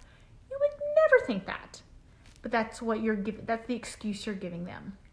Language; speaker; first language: English; native; English